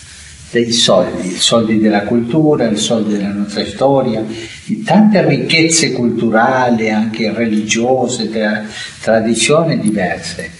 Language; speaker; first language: Italian; non-native, fluent; Spanish